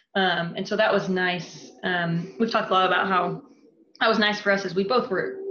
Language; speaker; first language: English; native; English